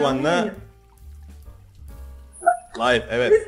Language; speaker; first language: Turkish; non-native, learner; Indonesian